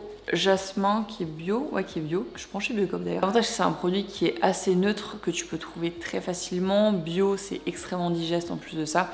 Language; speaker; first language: French; native; French